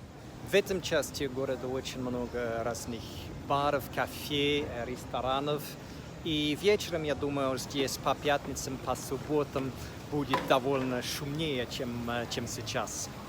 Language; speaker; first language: Russian; non-native, fluent; English